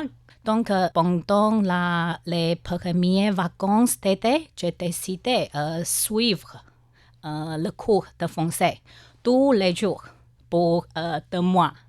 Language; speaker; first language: French; non-native, learner; Chinese